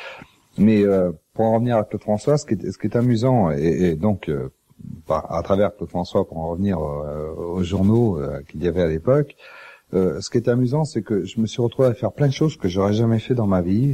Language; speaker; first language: French; native; French